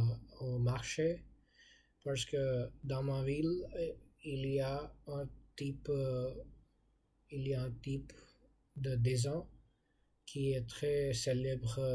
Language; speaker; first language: French; non-native, learner; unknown